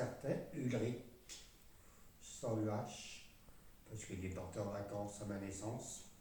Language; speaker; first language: French; native; French